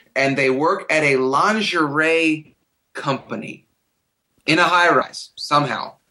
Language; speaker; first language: English; native; English